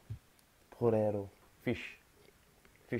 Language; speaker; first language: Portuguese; non-native, learner; English